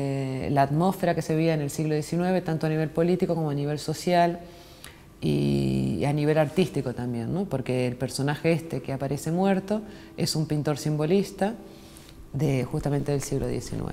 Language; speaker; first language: Spanish; native; Spanish